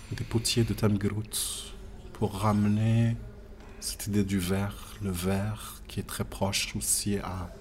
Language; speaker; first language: French; non-native, local second language; Tachelhit